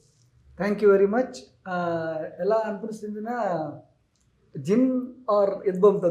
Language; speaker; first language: Telugu; non-native, local second language; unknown